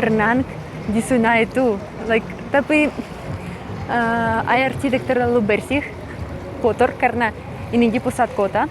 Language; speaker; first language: Indonesian; non-native, fluent; Russian